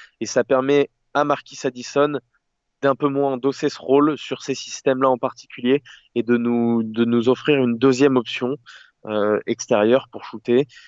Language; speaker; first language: French; native; French